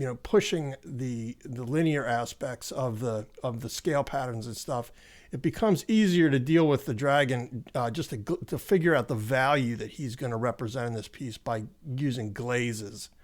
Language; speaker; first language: English; native; English